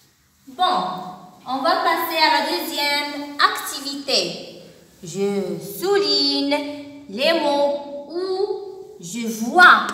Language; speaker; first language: French; non-native, local second language; Arabic